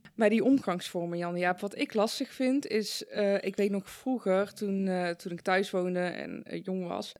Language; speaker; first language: Dutch; early bilingual, other home language; Persian